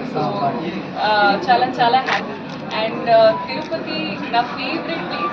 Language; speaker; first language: Telugu; non-native, learner; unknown